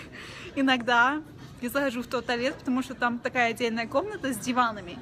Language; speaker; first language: Russian; early bilingual, heritage; Russian